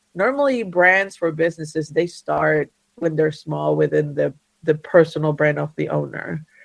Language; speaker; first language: English; early bilingual, other home language; Spanish